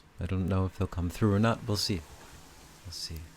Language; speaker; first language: English; native; English